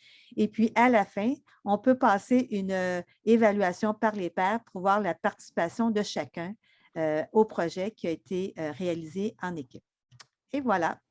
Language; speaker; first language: French; native; French